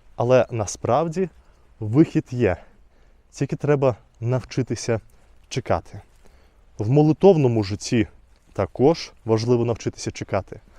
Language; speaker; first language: Ukrainian; non-native, fluent; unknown